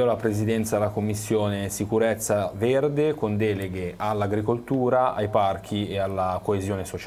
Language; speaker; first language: Italian; native; Italian